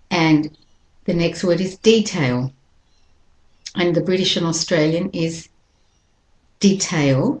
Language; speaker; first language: English; native; English